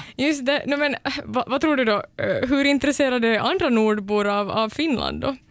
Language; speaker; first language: Swedish; native; Swedish